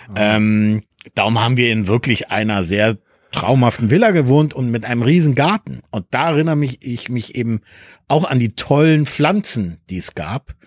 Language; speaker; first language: German; early bilingual, other home language; Spanish